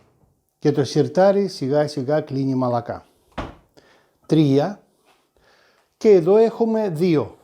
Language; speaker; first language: Greek; non-native, fluent; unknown